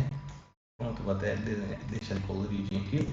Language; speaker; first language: Portuguese; native; Portuguese